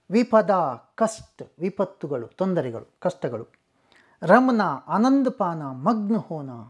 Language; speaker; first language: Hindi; non-native, local second language; Kannada